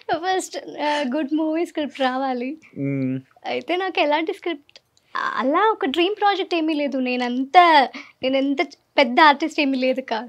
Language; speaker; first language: Telugu; non-native, learner; Malayalam